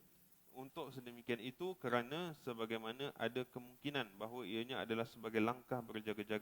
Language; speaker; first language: Malay; native; Malay